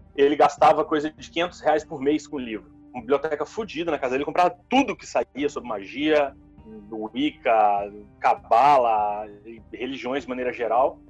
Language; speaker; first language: Portuguese; native; Portuguese